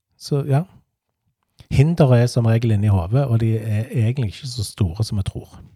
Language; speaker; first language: Norwegian; native; Norwegian